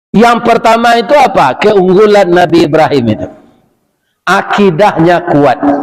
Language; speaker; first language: Malay; non-native, local second language; Minangkabau